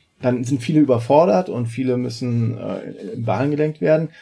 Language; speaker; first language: German; native; German